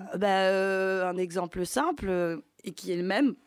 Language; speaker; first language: French; early bilingual, other home language; Ukrainian